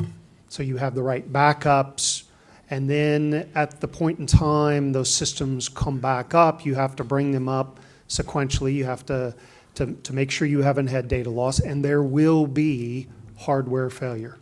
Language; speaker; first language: English; native; English